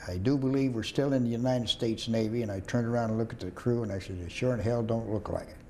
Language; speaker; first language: English; native; English